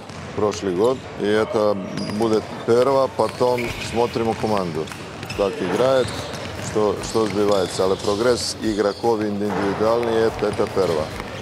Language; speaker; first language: Russian; non-native, fluent; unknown